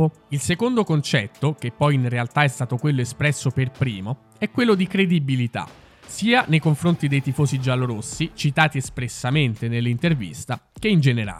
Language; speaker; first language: Italian; native; Italian